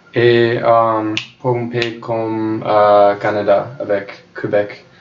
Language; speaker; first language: French; non-native, learner; English